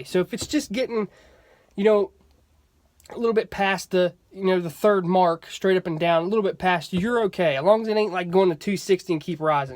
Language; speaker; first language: English; native; English